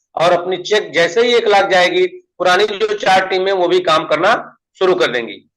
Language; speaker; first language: Hindi; native; Hindi